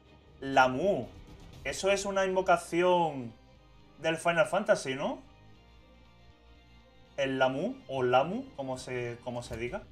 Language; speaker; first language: Spanish; native; Spanish